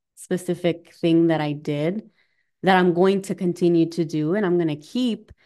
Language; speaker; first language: English; native; English